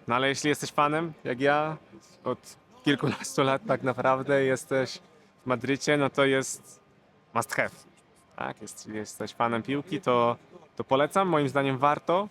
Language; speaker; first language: Polish; native; Polish